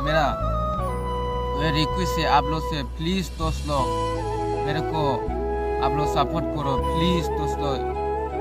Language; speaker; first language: Hindi; non-native, local second language; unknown